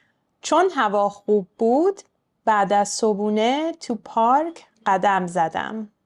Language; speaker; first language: Persian; early bilingual, heritage; Persian